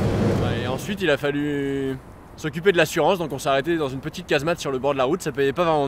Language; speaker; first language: French; native; French